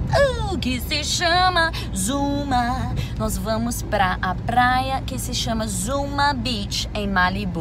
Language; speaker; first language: Portuguese; non-native, learner; English